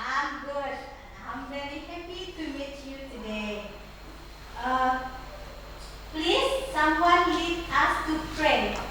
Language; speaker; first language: English; non-native, learner; Indonesian